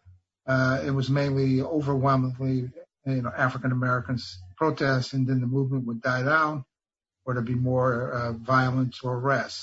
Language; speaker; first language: English; native; English